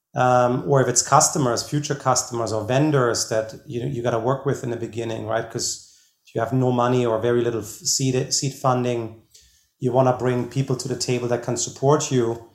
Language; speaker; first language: English; non-native, fluent; German